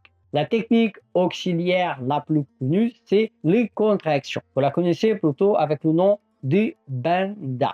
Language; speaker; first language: French; non-native, fluent; Portuguese